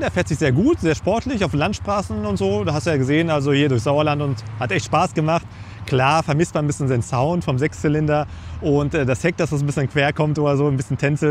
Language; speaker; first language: German; native; German